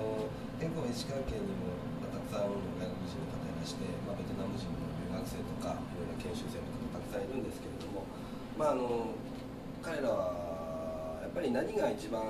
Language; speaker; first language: Japanese; native; Japanese